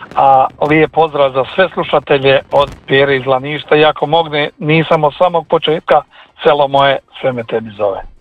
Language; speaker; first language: Croatian; native; Croatian